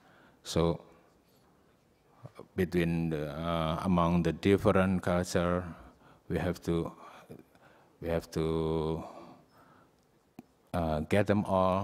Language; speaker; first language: English; non-native, learner; Indonesian